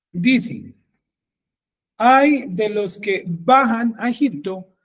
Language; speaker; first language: Spanish; native; Spanish